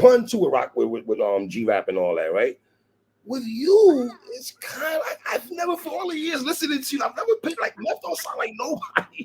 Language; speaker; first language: English; native; English